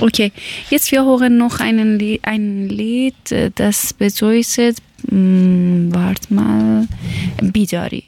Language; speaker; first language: German; non-native, fluent; Persian